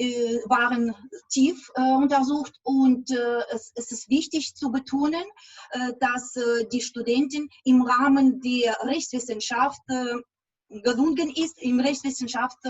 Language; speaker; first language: German; non-native, fluent; Russian